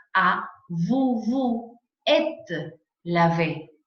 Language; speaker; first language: French; non-native, fluent; Spanish